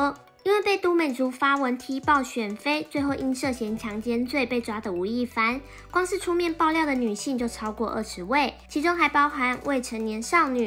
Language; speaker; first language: Chinese; native; Chinese